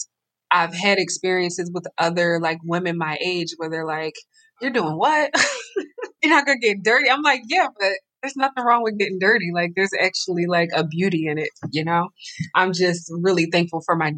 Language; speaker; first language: English; native; English